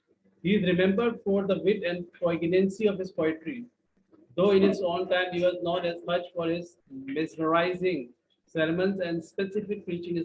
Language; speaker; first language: English; non-native, local second language; Urdu